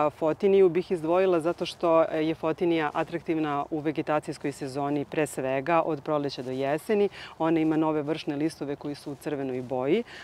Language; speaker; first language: Croatian; native; Croatian